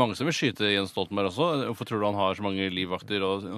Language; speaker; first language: Norwegian; native; Norwegian